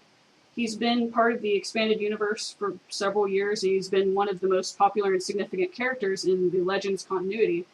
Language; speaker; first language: English; native; English